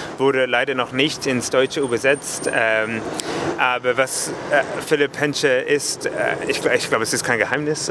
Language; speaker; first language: German; non-native, fluent; English